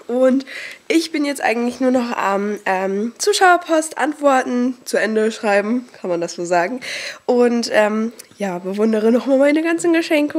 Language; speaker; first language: German; native; German